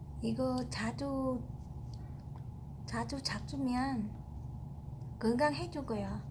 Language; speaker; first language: Korean; non-native, learner; Vietnamese